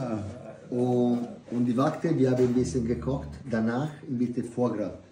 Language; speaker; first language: German; non-native, learner; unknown